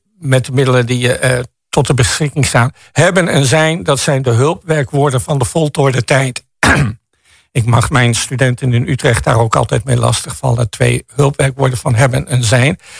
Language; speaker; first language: Dutch; native; Dutch